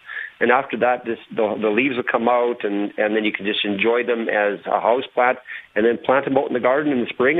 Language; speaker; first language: English; native; English